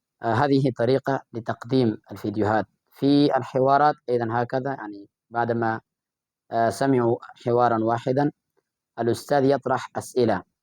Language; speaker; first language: Arabic; non-native, fluent; Urdu